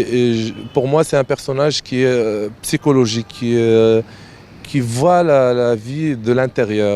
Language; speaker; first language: French; non-native, local second language; Arabic